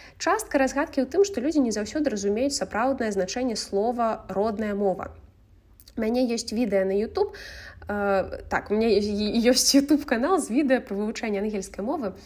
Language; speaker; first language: Belarusian; non-native, local second language; Russian